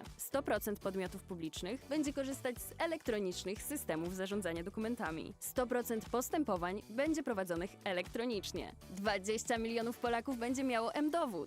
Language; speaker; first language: Polish; native; Polish